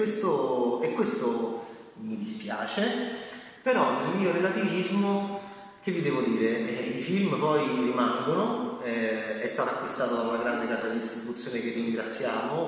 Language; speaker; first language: Italian; native; Italian